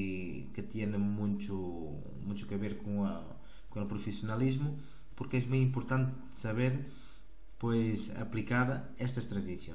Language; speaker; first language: Portuguese; non-native, learner; Spanish